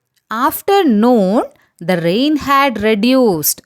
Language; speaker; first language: English; non-native, local second language; Malayalam